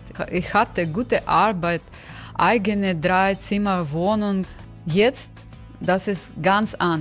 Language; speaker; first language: German; non-native, learner; Ukrainian